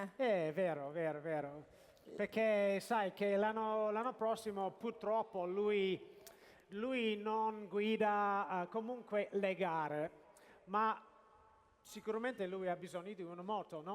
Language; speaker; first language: Italian; non-native, fluent; English